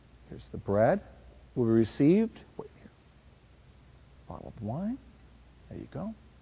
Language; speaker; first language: English; native; English